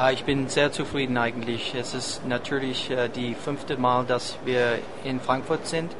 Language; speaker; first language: German; non-native, fluent; English